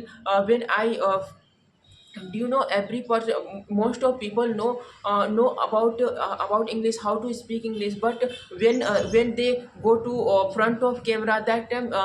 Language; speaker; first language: English; non-native, learner; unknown